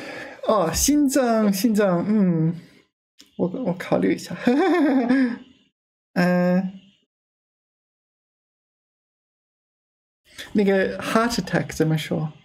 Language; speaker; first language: Chinese; non-native, learner; English